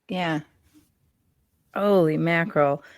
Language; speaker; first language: English; native; English